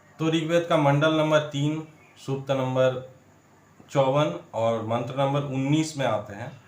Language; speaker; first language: Hindi; non-native, local second language; Bangla